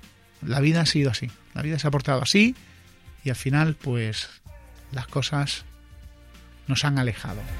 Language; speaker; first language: Spanish; native; Spanish